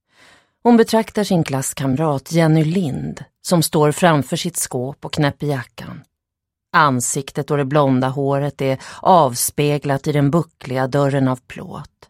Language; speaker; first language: Swedish; native; Swedish